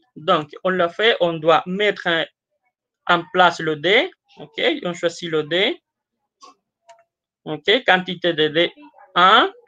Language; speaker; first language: French; non-native, fluent; Spanish